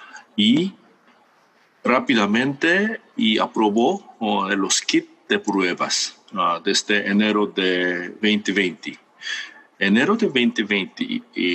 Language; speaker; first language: Spanish; non-native, fluent; Korean